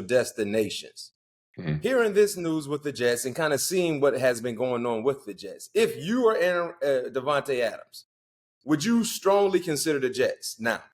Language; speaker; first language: English; native; English